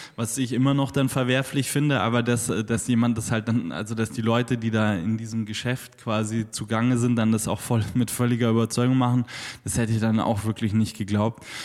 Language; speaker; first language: German; native; German